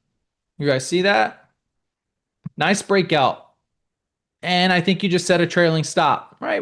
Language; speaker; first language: English; native; English